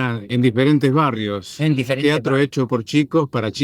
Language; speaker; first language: Spanish; native; Spanish